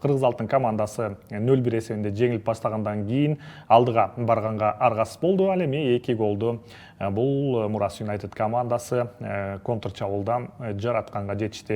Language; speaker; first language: Kyrgyz; native; Kyrgyz